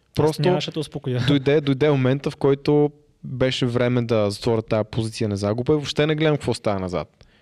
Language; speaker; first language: Bulgarian; native; Bulgarian